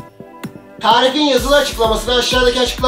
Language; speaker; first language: Turkish; native; Turkish